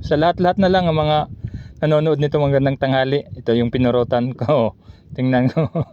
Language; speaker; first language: Filipino; non-native, local second language; Waray